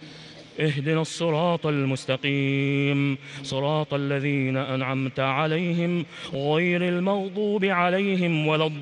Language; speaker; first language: Arabic; native; Arabic